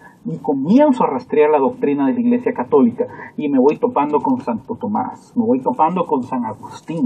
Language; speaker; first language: Spanish; native; Spanish